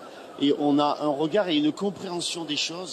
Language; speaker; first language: French; native; French